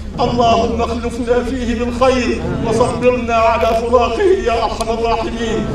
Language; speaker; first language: Arabic; non-native, fluent; Indonesian